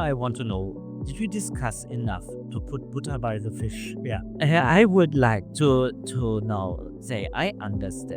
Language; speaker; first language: English; non-native, fluent; German